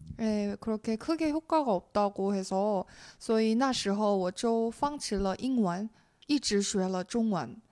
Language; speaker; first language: Chinese; non-native, fluent; Korean